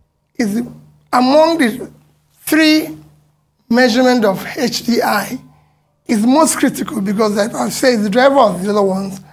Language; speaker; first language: English; non-native, local second language; Igbo